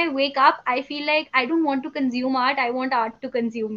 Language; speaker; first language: English; non-native, local second language; Hindi